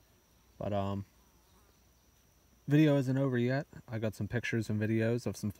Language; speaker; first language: English; native; English